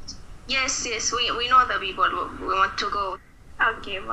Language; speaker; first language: English; non-native, learner; Arabic